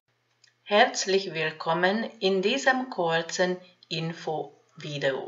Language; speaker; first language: German; non-native, fluent; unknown